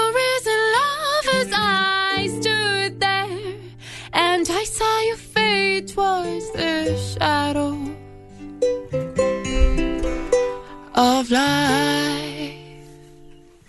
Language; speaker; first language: English; native; English